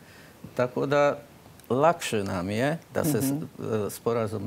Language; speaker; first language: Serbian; non-native, local second language; Slovak